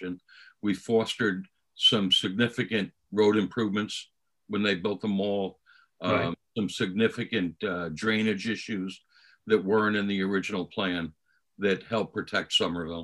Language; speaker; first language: English; native; English